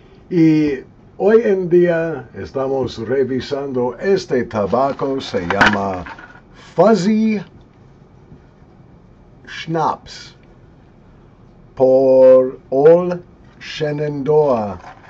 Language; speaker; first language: Spanish; non-native, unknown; English